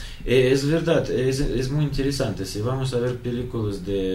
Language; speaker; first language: Spanish; non-native, learner; Russian